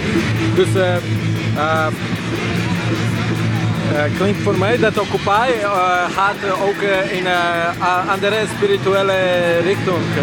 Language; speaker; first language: Dutch; non-native, learner; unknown